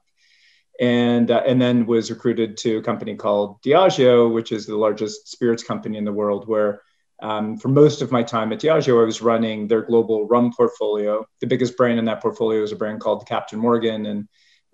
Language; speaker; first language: English; native; English